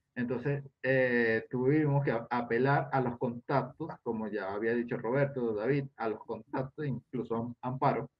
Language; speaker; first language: Spanish; native; Spanish